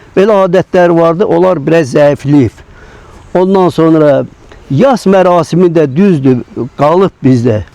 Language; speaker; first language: Azerbaijani; non-native, local second language; Lezghian